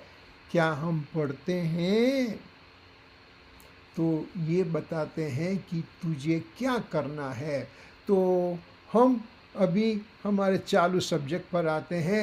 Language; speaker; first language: Hindi; non-native, local second language; Gujarati